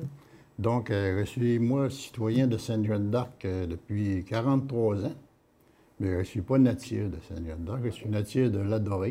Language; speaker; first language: French; native; French